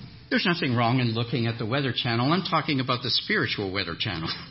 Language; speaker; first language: English; non-native, fluent; French